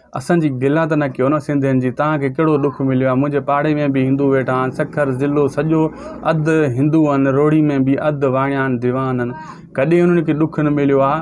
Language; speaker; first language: Urdu; native; Urdu